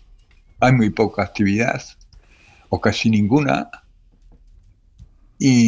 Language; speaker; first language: Spanish; native; Spanish